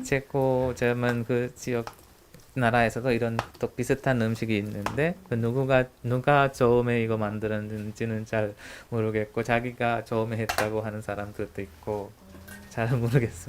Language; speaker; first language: Korean; non-native, learner; Hungarian